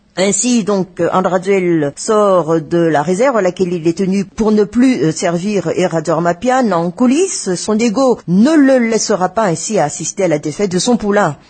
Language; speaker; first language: French; non-native, local second language; Malagasy